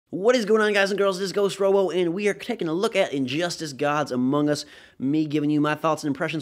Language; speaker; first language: English; native; English